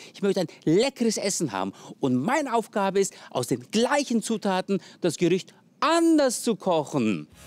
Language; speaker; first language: German; early bilingual, other home language; Turkish